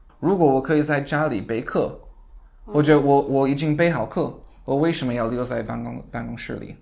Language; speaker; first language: Chinese; non-native, fluent; English